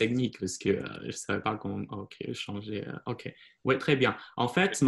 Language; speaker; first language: French; non-native, fluent; Chinese